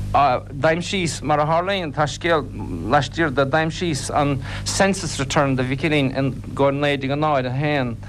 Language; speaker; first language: Irish; non-native, local second language; English